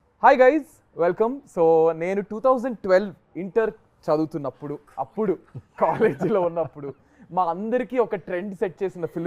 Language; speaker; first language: Telugu; native; Telugu